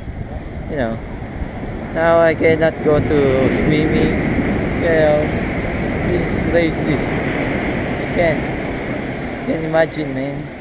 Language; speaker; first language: English; non-native, local second language; Filipino